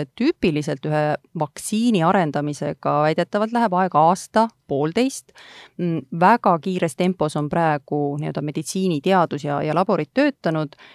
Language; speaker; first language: Estonian; native; Estonian